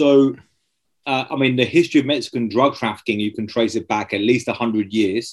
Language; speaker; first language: English; native; English